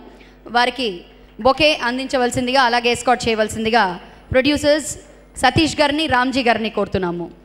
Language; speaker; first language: Telugu; native; Telugu